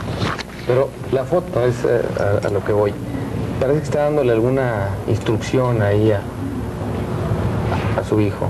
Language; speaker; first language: Spanish; native; Spanish